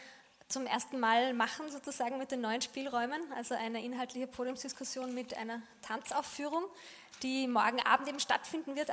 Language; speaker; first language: German; native; German